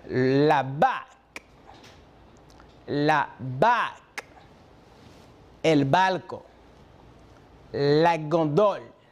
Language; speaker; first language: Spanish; non-native, fluent; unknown